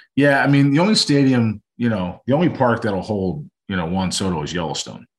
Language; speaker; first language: English; native; English